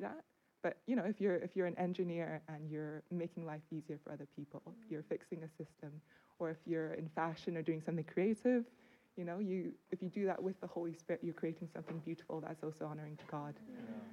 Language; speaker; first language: English; non-native, local second language; Cantonese